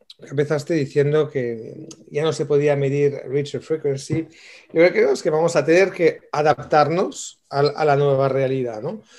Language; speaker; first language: Spanish; non-native, fluent; French